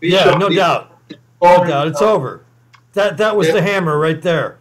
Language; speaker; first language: English; native; English